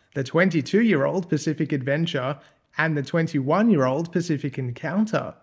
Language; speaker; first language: English; native; English